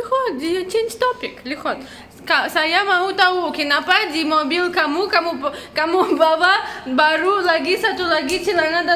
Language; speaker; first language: Indonesian; non-native, learner; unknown